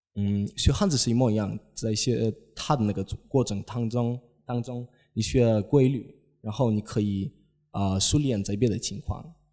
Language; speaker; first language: Chinese; non-native, fluent; Polish